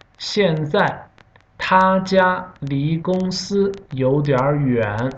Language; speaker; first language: Chinese; non-native, fluent; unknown